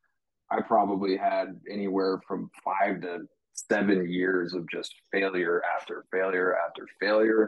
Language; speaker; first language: English; native; English